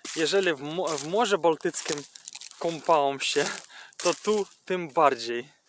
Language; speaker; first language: Polish; non-native, fluent; Russian